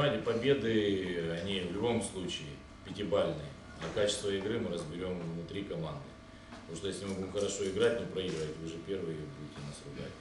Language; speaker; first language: Russian; native; Russian